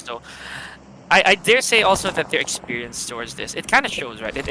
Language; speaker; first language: English; non-native, local second language; Filipino